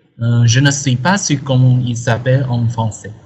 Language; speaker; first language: French; non-native, learner; Chinese